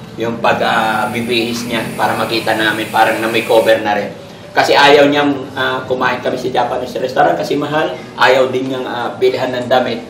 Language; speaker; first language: Filipino; native; Filipino